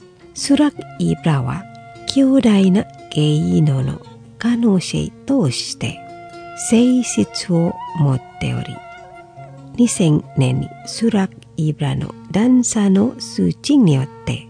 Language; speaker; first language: Japanese; non-native, fluent; Indonesian